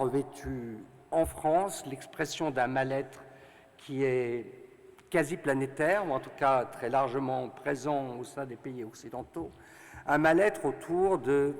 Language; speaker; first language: French; native; French